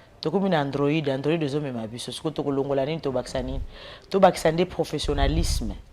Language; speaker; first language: Lingala; non-native, local second language; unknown